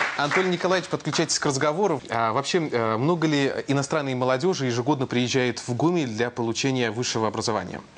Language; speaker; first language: Russian; native; Russian